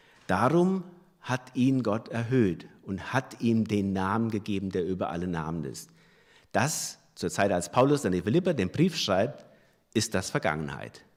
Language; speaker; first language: German; native; German